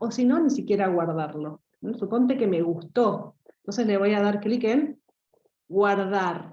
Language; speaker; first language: Spanish; native; Spanish